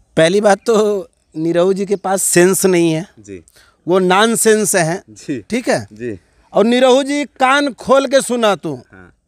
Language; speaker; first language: Hindi; native; Hindi